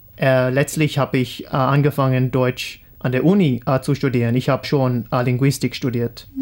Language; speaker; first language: German; non-native, fluent; English